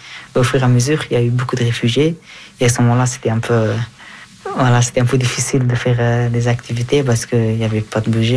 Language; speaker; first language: French; early bilingual, other home language; Persian